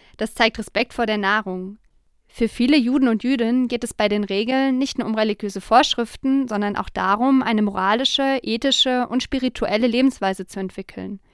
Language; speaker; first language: German; native; German